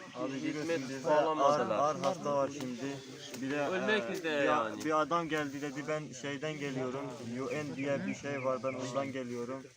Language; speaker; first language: Turkish; non-native, fluent; Arabic